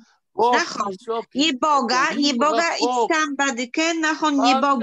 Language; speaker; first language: Hebrew; non-native, learner; Polish